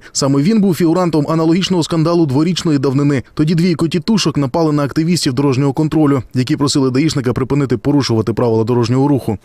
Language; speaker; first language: Ukrainian; native; Ukrainian